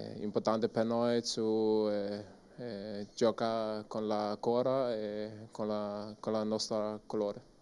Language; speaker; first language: Italian; non-native, learner; Danish